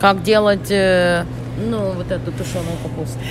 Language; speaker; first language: Russian; native; Russian